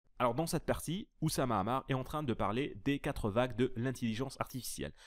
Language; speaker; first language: French; native; French